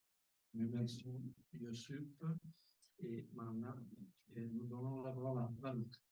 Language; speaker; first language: French; non-native, learner; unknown